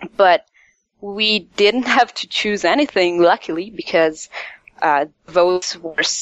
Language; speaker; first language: English; non-native, fluent; Italian